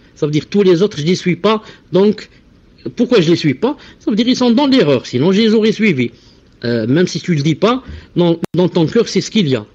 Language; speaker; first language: French; non-native, local second language; Arabic